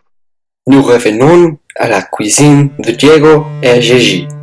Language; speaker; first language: French; non-native, learner; Spanish